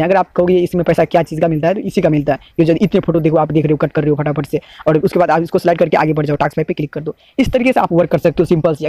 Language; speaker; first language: Hindi; native; Hindi